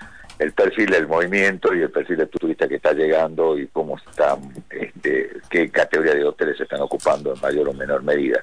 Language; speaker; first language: Spanish; native; Spanish